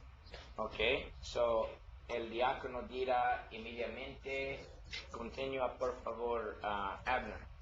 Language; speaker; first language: Spanish; non-native, learner; English